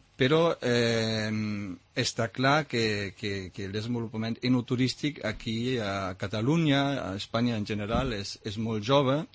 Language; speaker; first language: Catalan; non-native, fluent; German